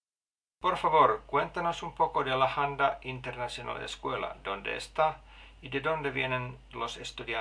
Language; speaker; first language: Spanish; non-native, learner; Finnish